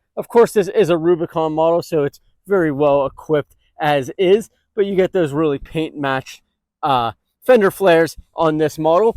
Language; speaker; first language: English; native; English